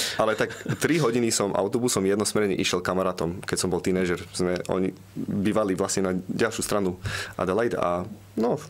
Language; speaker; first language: Slovak; early bilingual, heritage; Slovak